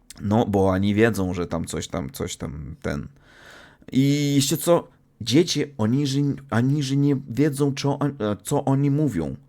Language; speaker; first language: Polish; non-native, fluent; Russian